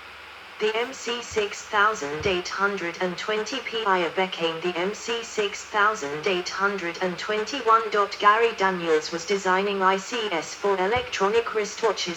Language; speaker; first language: English; non-native, learner; Danish